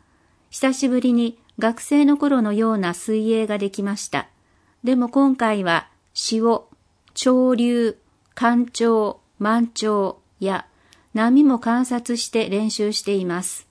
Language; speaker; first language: Japanese; non-native, fluent; English